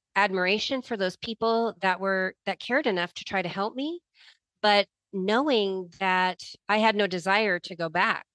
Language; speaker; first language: English; native; English